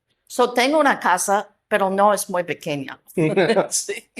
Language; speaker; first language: Spanish; non-native, learner; English